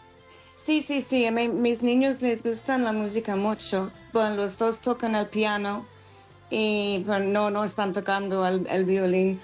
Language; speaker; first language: Spanish; non-native, fluent; English